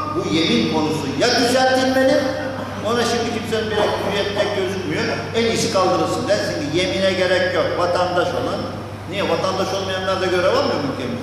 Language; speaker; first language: Turkish; non-native, fluent; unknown